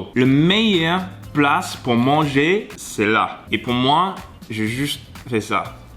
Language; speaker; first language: French; non-native, learner; English